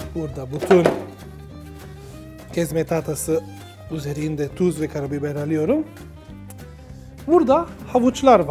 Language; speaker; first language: Turkish; non-native, fluent; Italian